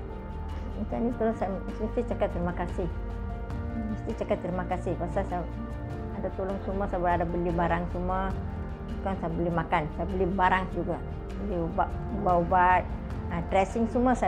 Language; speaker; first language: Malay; non-native, local second language; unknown